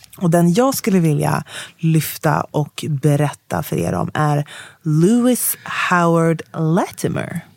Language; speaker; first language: Swedish; native; Swedish